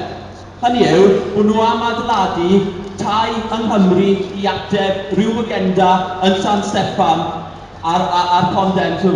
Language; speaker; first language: Welsh; native; Welsh